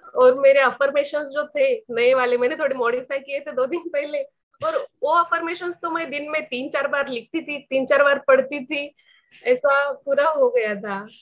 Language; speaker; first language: Hindi; non-native, local second language; Marathi